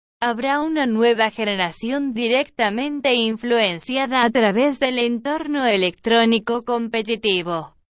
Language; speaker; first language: Spanish; non-native, learner; Portuguese